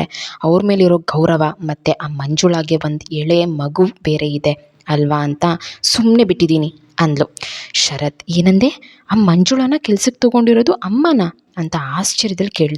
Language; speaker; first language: Kannada; native; Kannada